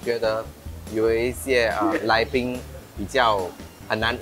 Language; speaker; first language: Chinese; non-native, local second language; Tamil